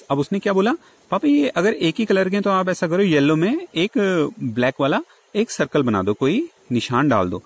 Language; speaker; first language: Hindi; native; Hindi